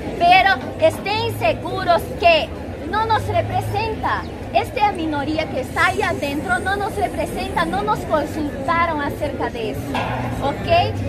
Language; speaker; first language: Spanish; non-native, fluent; Portuguese